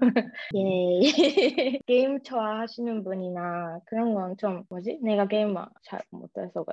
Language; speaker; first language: Korean; early bilingual, heritage; Japanese